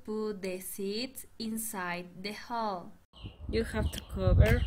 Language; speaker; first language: English; non-native, learner; Spanish